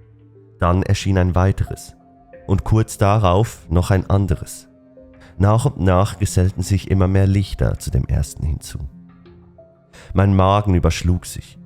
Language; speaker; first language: German; native; German